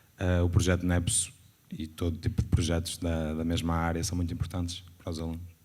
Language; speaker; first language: Portuguese; native; Portuguese